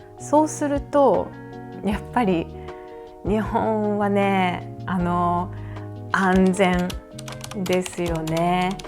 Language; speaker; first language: Japanese; native; Japanese